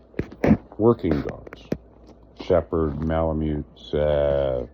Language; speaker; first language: English; native; English